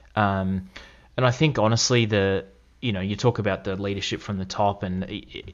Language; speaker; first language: English; native; English